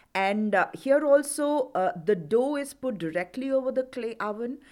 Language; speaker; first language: English; non-native, local second language; Hindi